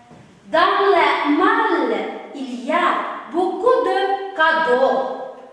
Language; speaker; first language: French; non-native, learner; Uzbek